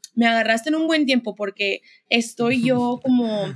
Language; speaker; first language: Spanish; early bilingual, heritage; Spanish